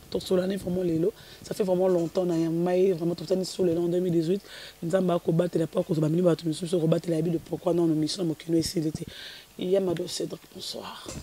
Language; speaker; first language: French; non-native, local second language; Lingala